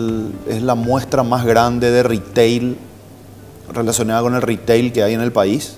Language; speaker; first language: Spanish; native; Spanish